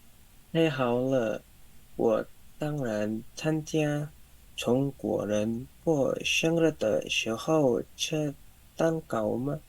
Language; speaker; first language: Chinese; non-native, learner; Indonesian